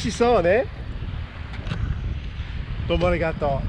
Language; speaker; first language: Japanese; non-native, learner; English